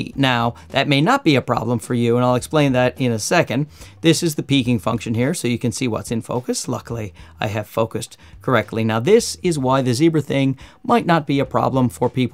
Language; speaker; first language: English; native; English